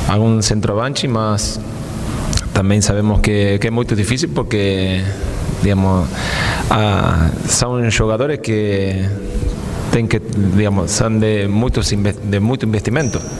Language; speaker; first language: Portuguese; non-native, fluent; Spanish